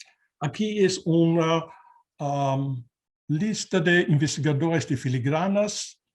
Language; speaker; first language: Spanish; non-native, learner; German